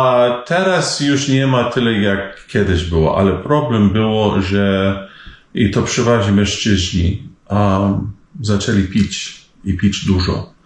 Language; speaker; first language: Polish; early bilingual, heritage; Polish